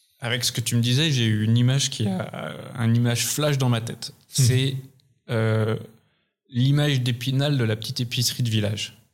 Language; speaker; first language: French; native; French